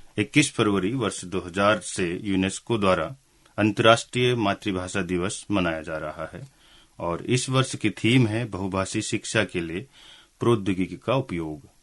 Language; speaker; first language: Hindi; non-native, local second language; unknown